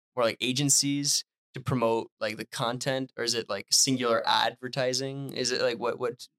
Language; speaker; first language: English; non-native, fluent; French